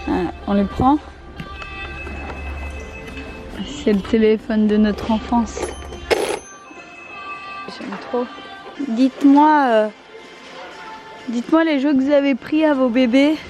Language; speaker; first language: French; native; French